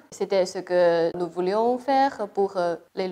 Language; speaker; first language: French; non-native, fluent; Chinese